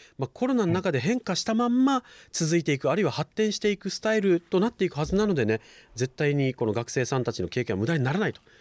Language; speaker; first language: Japanese; native; Japanese